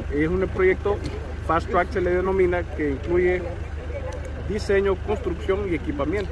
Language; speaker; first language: Spanish; native; Spanish